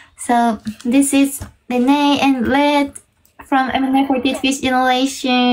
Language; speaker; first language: English; non-native, fluent; Japanese